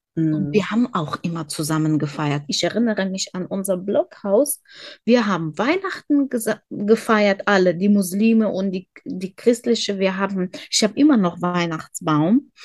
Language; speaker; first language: German; non-native, fluent; Russian